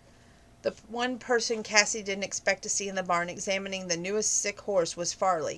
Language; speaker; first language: English; native; English